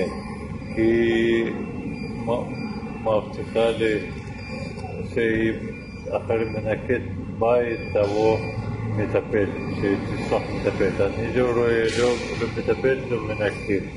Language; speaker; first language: Hebrew; non-native, learner; Russian